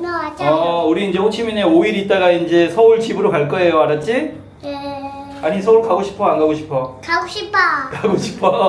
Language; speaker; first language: Korean; native; Korean